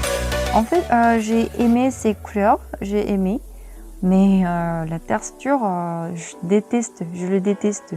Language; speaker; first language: French; non-native, learner; Korean